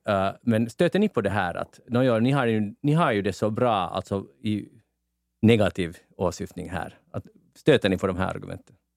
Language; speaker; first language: Swedish; native; Swedish